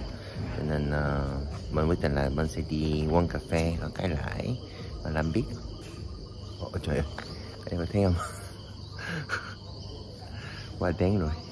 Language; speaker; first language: Vietnamese; non-native, learner; Korean